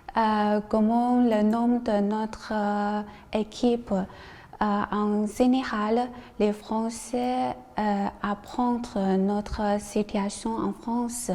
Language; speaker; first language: French; non-native, learner; Chinese